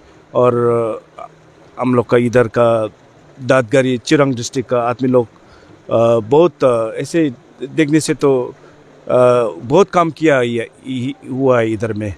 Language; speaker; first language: Hindi; non-native, fluent; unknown